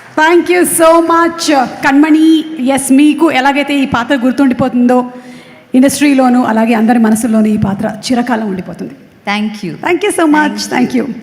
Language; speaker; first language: Telugu; native; Telugu